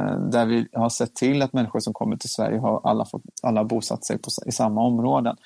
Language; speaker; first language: Swedish; native; Swedish